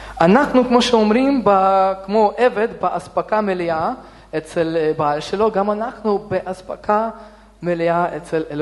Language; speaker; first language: Hebrew; non-native, fluent; Russian